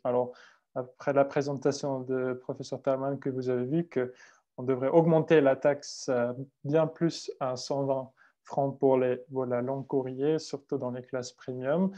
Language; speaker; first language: French; non-native, fluent; Swiss German